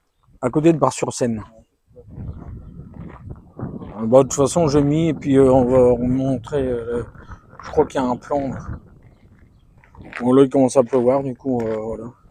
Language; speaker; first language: French; native; French